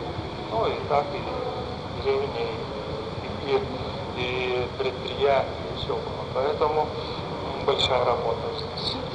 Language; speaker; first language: Russian; non-native, fluent; Lithuanian